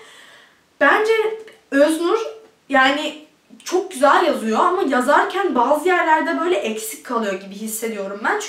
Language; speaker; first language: Turkish; early bilingual, heritage; Turkish